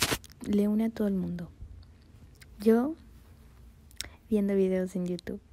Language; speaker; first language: Spanish; early bilingual, heritage; Portuguese